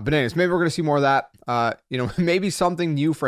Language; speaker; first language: English; native; English